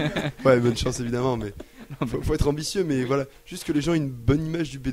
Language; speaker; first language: French; native; French